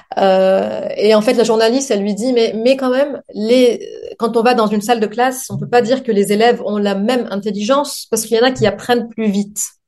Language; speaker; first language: French; non-native, local second language; Arabic